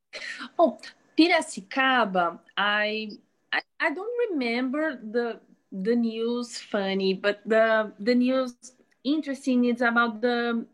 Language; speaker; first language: English; non-native, learner; Portuguese